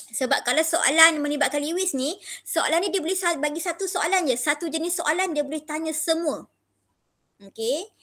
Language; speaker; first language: Malay; native; Malay